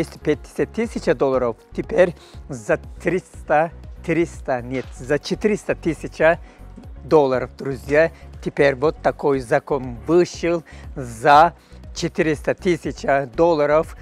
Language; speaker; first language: Russian; non-native, fluent; Turkish